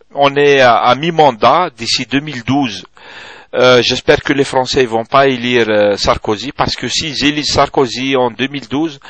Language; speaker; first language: French; non-native, local second language; Arabic